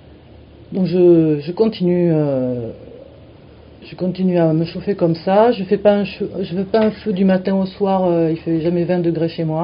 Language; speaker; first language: French; native; French